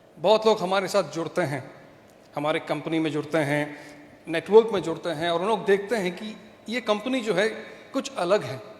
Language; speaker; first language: Hindi; non-native, local second language; Malayalam